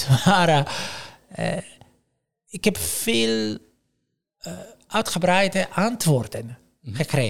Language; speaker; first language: Dutch; non-native, fluent; Italian